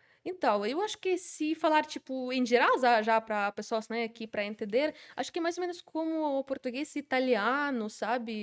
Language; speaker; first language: Portuguese; non-native, fluent; Ukrainian